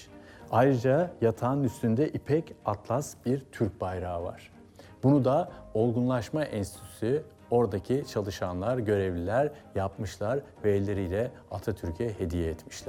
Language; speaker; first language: Turkish; native; Turkish